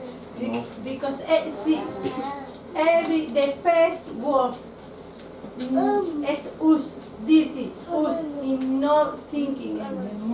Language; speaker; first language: English; non-native, learner; Spanish